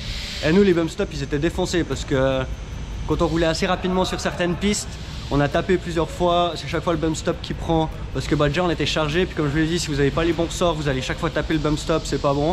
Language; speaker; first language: French; native; French